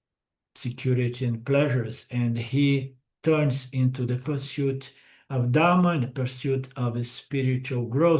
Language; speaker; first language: English; non-native, fluent; Portuguese